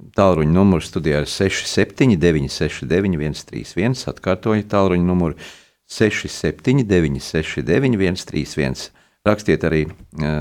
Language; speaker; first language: Latvian; native; Latvian